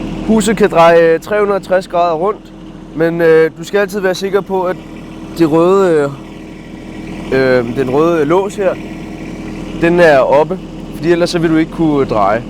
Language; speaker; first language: Danish; native; Danish